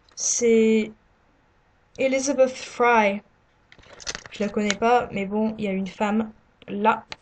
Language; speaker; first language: French; non-native, learner; English